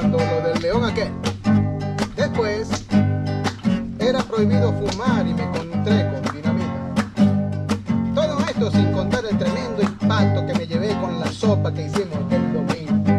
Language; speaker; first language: Spanish; native; Spanish